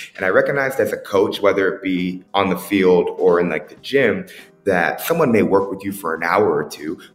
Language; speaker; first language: English; native; English